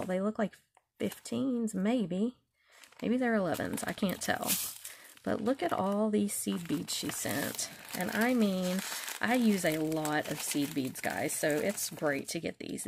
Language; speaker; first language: English; native; English